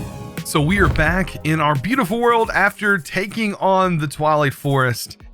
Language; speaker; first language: English; native; English